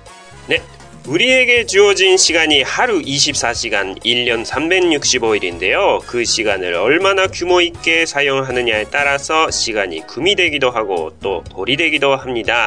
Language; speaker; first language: Korean; non-native, fluent; Japanese